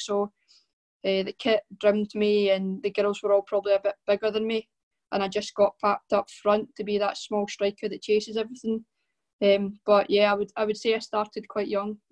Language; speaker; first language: English; native; English